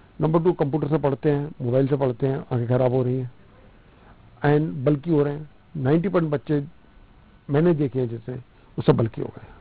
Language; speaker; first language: Hindi; non-native, local second language; Punjabi